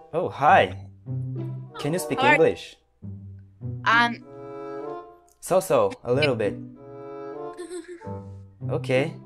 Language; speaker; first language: English; non-native, local second language; Portuguese